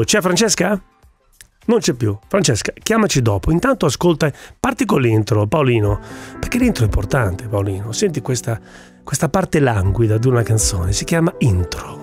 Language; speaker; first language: Italian; native; Italian